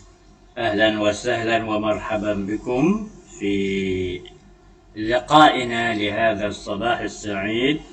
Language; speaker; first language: Arabic; non-native, fluent; Malay